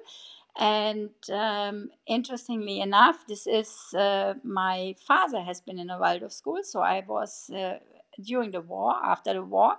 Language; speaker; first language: English; non-native, fluent; German